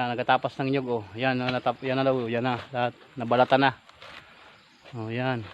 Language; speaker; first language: Filipino; non-native, local second language; Bikol